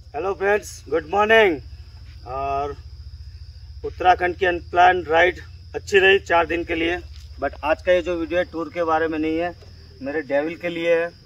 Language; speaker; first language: Hindi; non-native, local second language; Gujarati